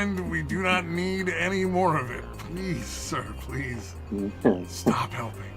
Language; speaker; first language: English; native; English